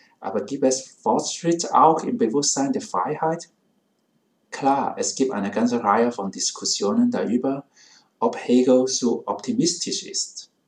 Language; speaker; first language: German; non-native, fluent; Cantonese